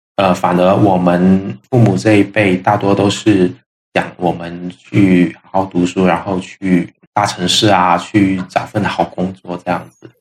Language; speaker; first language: Chinese; non-native, local second language; Min Nan Chinese